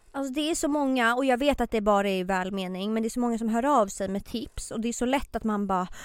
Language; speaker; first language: Swedish; native; Swedish